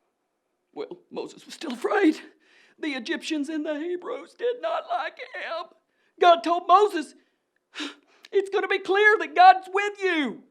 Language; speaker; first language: English; native; English